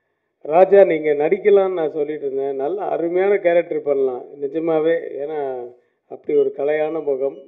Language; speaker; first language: Tamil; native; Tamil